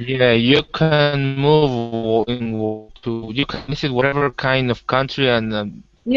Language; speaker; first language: English; non-native, learner; Spanish